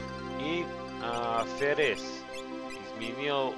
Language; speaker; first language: Russian; non-native, learner; English